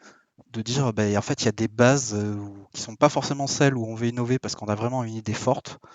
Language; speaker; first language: French; native; French